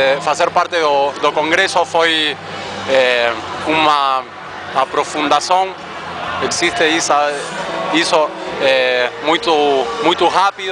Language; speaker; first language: Spanish; non-native, learner; Portuguese